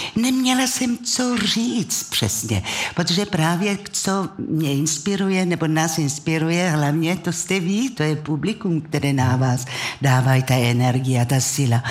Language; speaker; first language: Czech; non-native, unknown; French